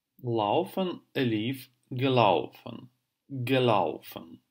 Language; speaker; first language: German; non-native, fluent; Russian